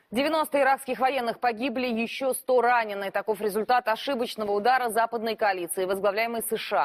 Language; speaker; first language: Russian; native; Russian